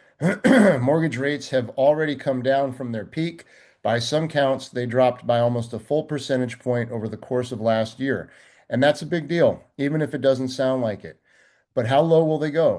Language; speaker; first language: English; native; English